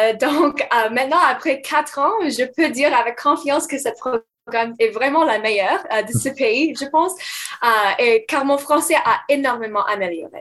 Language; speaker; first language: French; non-native, fluent; English